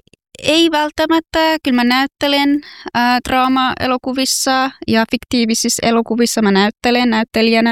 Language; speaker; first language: Finnish; non-native, fluent; Persian